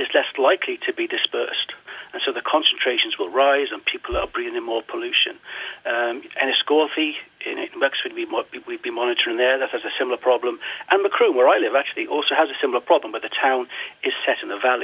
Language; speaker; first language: English; native; English